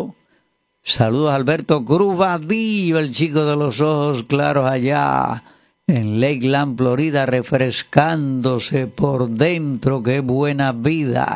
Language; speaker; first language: Spanish; native; Spanish